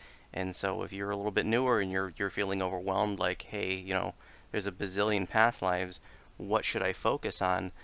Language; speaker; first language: English; native; English